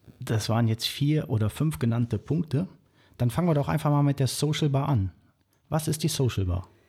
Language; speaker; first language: German; native; German